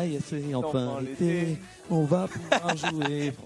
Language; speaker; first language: French; native; French